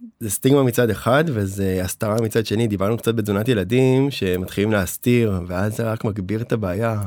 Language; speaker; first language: Hebrew; native; Hebrew